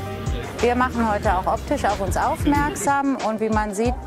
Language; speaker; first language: German; native; German